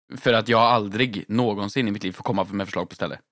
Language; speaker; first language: Swedish; native; Swedish